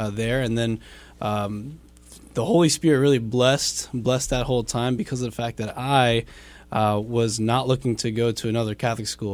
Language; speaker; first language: English; native; English